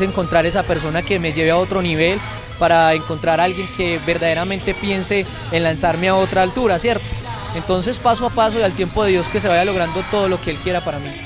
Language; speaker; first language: Spanish; native; Spanish